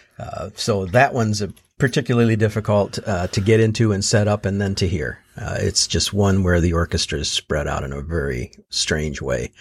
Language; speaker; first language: English; native; English